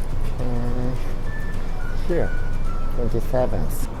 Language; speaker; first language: English; non-native, learner; Japanese